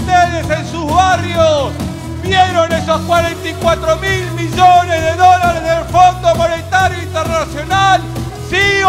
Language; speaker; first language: Spanish; native; Spanish